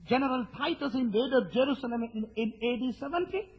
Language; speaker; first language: English; non-native, local second language; Sinhala